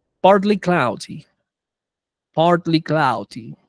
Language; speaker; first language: English; non-native, fluent; Spanish